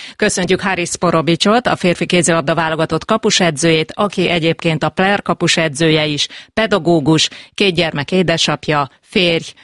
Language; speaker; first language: Hungarian; native; Hungarian